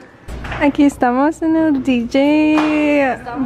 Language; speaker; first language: Spanish; early bilingual, heritage; Spanish